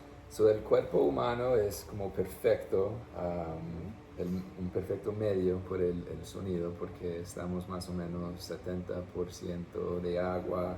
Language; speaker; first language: Spanish; non-native, fluent; English